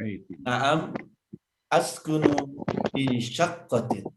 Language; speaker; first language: Arabic; non-native, fluent; Indonesian